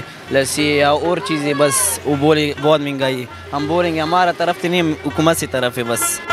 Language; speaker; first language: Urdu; non-native, local second language; Pashto